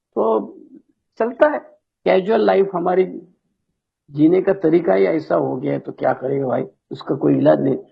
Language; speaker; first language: Hindi; non-native, local second language; Marathi